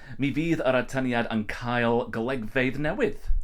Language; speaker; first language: Welsh; non-native, learner; English